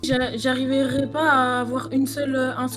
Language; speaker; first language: French; native; French